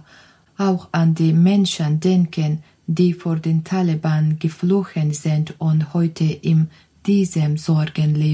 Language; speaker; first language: German; non-native, learner; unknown